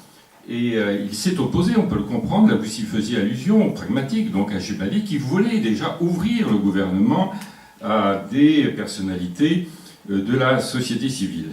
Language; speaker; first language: French; native; French